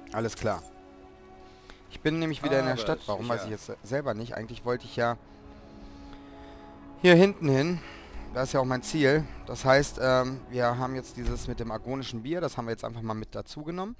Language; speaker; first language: German; native; German